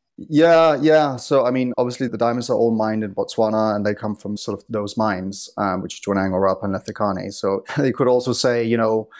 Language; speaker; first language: English; non-native, fluent; Danish